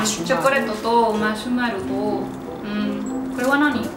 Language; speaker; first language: Japanese; non-native, learner; Spanish